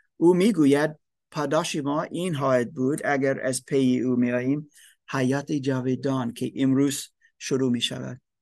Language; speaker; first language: Persian; non-native, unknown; German